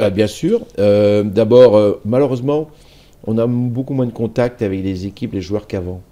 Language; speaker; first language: French; native; French